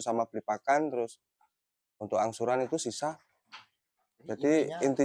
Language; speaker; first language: Indonesian; non-native, local second language; Javanese